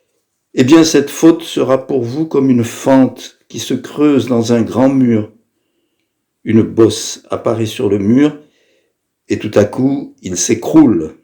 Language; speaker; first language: French; native; French